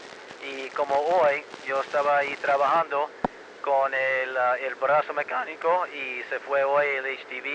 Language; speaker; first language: Spanish; early bilingual, heritage; Spanish